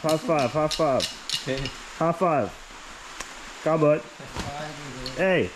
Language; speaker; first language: English; native; English